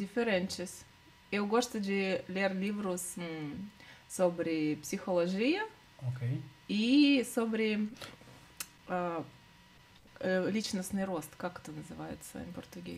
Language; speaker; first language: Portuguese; non-native, learner; Russian